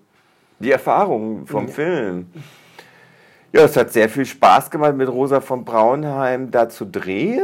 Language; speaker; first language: German; native; German